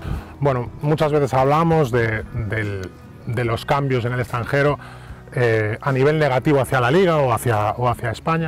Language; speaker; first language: Spanish; native; Spanish